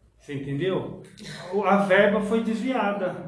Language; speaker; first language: Portuguese; native; Portuguese